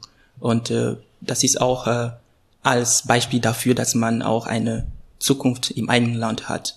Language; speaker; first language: German; non-native, fluent; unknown